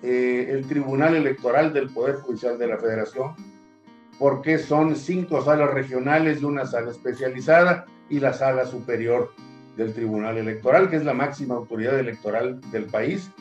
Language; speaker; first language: Spanish; native; Spanish